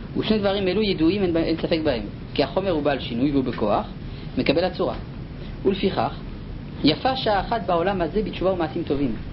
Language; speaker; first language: Hebrew; non-native, fluent; French